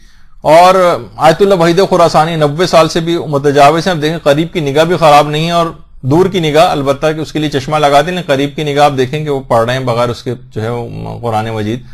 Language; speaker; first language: Urdu; native; Urdu